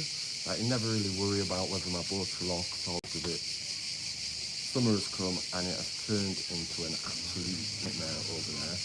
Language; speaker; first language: English; native; English